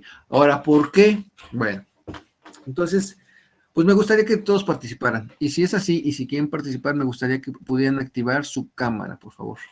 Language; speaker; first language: Spanish; native; Spanish